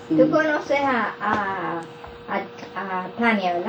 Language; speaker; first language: Spanish; native; Spanish